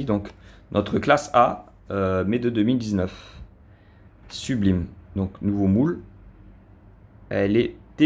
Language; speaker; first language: French; native; French